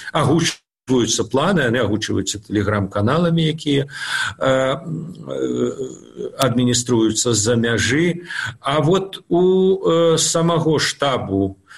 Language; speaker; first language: Belarusian; non-native, local second language; Russian